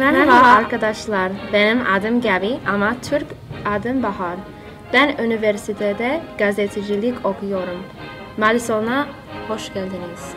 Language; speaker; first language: Turkish; non-native, learner; English